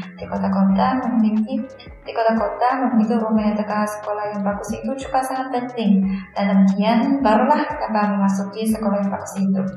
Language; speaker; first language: Indonesian; non-native, fluent; Chinese